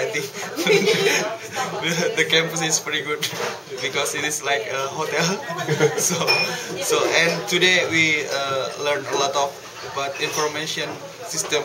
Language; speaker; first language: English; non-native, learner; Indonesian